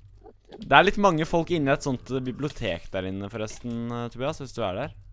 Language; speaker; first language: Norwegian; native; Norwegian